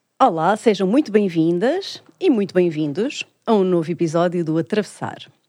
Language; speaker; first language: Portuguese; native; Portuguese